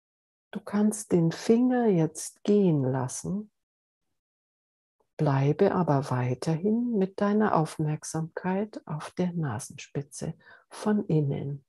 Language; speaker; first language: German; native; German